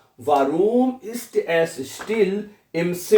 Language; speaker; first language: German; non-native, fluent; Urdu